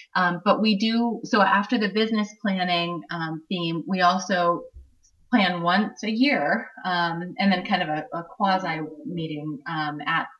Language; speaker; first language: English; native; English